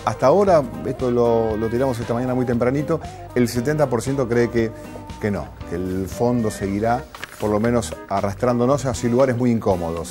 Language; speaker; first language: Spanish; native; Spanish